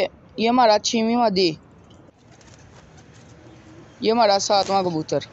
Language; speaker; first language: Hindi; non-native, local second language; Punjabi